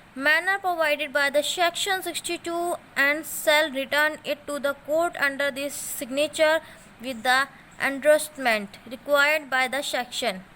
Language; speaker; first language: English; non-native, local second language; Hindi